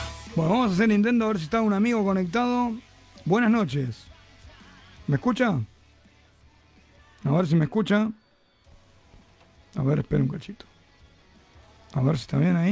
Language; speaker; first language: Spanish; native; Spanish